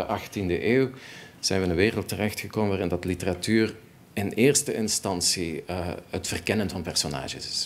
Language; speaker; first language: Dutch; native; Dutch